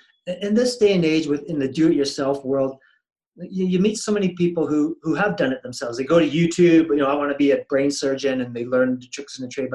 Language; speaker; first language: English; native; English